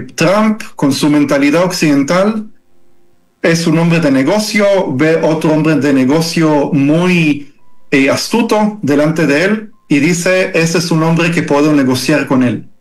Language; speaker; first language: Spanish; early bilingual, heritage; Hebrew